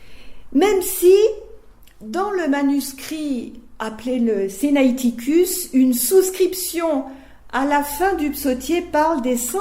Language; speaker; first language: French; native; French